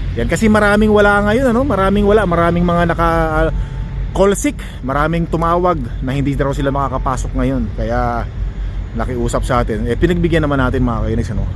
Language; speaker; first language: Filipino; native; Filipino